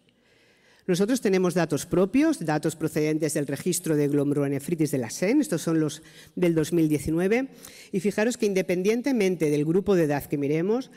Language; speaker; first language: Spanish; native; Spanish